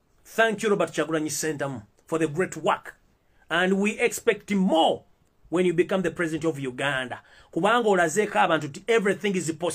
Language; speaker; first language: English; non-native, local second language; Ganda